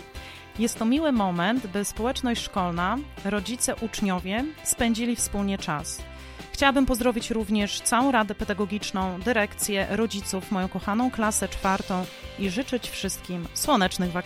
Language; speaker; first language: Polish; native; Polish